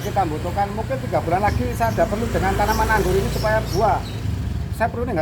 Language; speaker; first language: Indonesian; non-native, local second language; Javanese